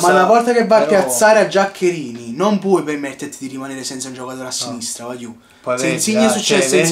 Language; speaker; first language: Italian; native; Italian